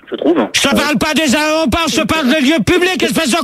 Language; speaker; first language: French; native; French